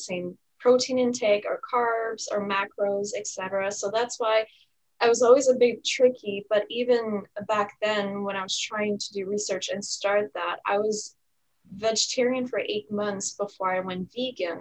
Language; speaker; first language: English; native; English